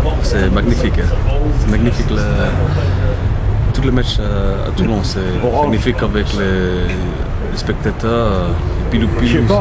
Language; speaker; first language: French; non-native, learner; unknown